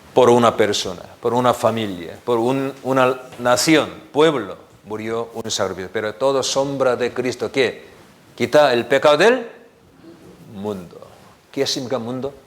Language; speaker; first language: Spanish; non-native, learner; Korean